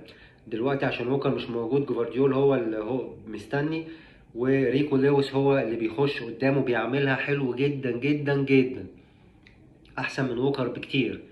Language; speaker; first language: Arabic; native; Arabic